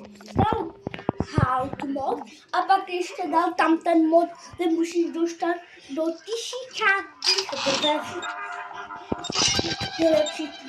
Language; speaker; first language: Czech; non-native, local second language; Polish